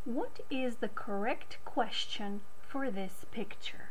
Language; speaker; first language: English; non-native, fluent; Macedonian